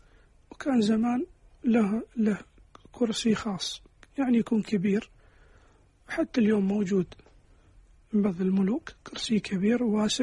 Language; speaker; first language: Arabic; native; Arabic